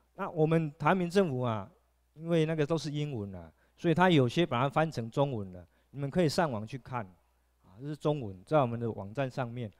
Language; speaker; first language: Chinese; native; Chinese